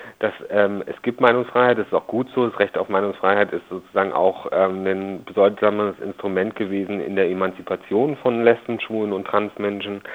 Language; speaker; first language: German; native; German